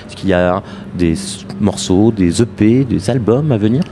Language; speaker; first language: French; native; French